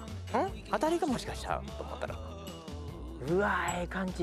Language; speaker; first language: Japanese; native; Japanese